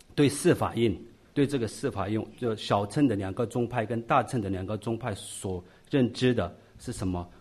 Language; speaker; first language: Chinese; non-native, local second language; Tibetan